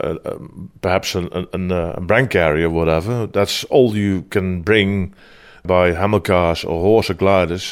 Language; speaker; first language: English; non-native, fluent; Dutch